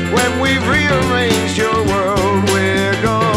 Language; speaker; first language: English; native; English